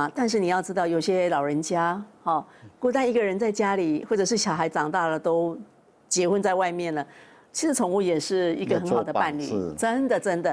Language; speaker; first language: Chinese; native; Chinese